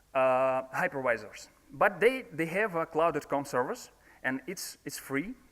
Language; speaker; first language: English; non-native, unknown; Russian